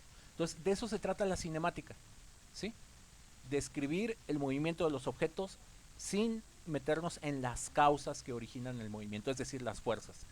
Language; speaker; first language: Spanish; native; Spanish